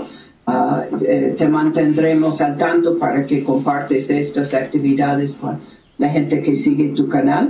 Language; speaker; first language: Spanish; native; Spanish